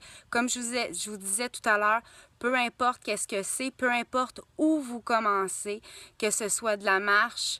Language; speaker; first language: French; native; French